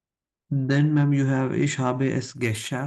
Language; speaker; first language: German; non-native, learner; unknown